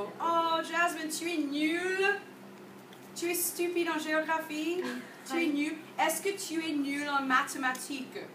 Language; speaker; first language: French; non-native, fluent; English